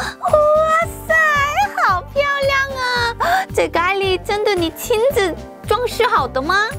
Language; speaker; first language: Chinese; non-native, fluent; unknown